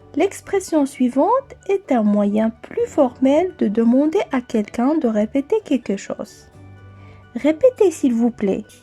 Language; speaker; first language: French; non-native, local second language; Arabic